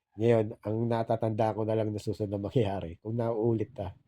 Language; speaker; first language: Filipino; native; Filipino